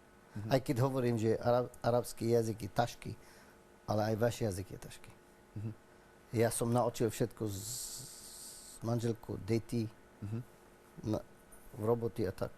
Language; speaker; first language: Slovak; non-native, learner; Arabic